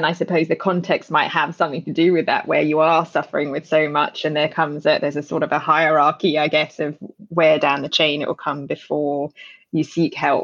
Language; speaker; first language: English; native; English